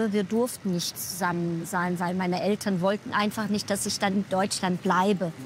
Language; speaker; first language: German; early bilingual, other home language; Portuguese